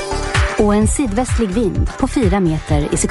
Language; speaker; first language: Swedish; native; Swedish